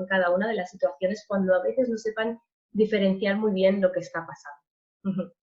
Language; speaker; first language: Spanish; native; Spanish